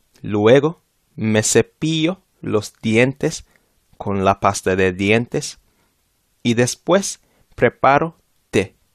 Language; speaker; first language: Spanish; non-native, fluent; English